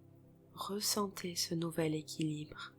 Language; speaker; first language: French; native; French